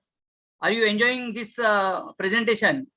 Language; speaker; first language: English; non-native, local second language; Marathi